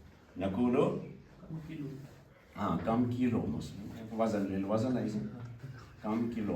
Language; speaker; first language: Arabic; non-native, fluent; Kashmiri